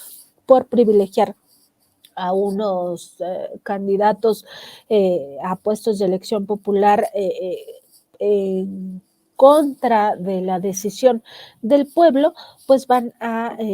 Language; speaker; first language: Spanish; native; Spanish